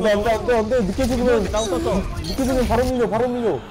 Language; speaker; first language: Korean; native; Korean